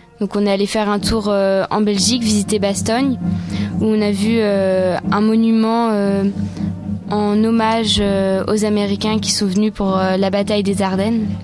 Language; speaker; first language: French; native; French